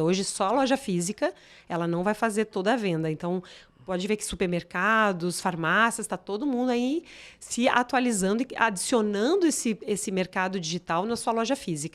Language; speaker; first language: Portuguese; native; Portuguese